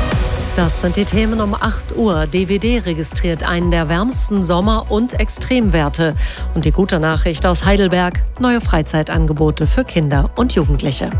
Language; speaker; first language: German; native; German